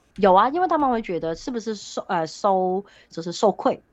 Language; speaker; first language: Chinese; non-native, local second language; Cantonese